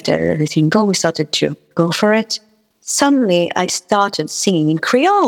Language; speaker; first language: English; non-native, fluent; Morisyen